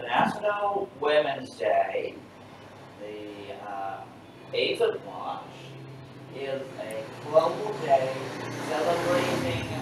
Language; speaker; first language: English; non-native, fluent; Vietnamese